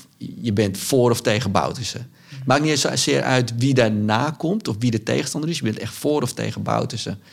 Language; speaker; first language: Dutch; early bilingual, other home language; Sranan Tongo